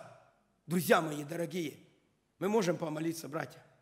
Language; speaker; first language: Russian; non-native, local second language; Ukrainian